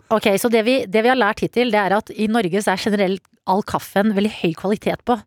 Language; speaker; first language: Norwegian; native; Norwegian